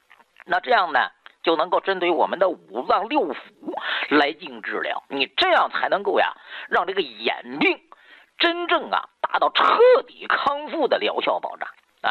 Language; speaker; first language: Chinese; native; Chinese